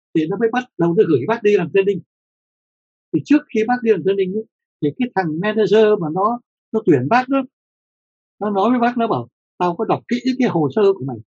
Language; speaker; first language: Vietnamese; native; Vietnamese